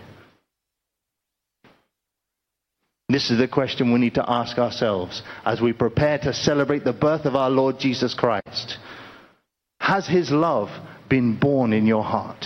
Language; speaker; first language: English; native; English